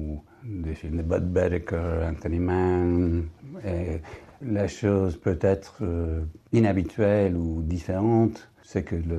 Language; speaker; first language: French; non-native, fluent; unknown